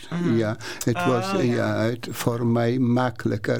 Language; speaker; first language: Dutch; non-native, learner; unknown